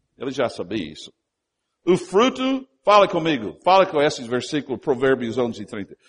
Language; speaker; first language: Portuguese; non-native, fluent; English